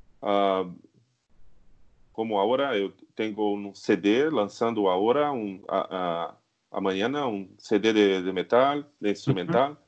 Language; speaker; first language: Spanish; non-native, learner; Portuguese